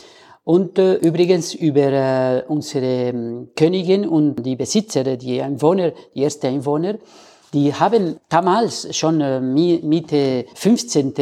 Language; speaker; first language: German; non-native, learner; Spanish